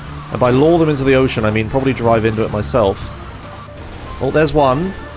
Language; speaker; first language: English; native; English